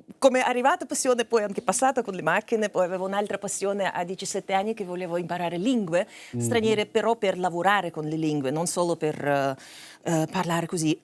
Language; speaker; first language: Italian; non-native, fluent; Russian